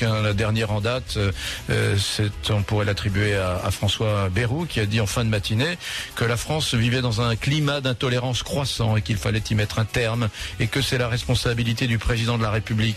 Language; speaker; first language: French; native; French